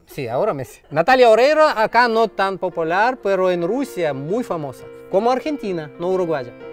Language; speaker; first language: Spanish; non-native, learner; Russian